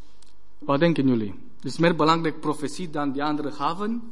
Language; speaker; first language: Dutch; non-native, fluent; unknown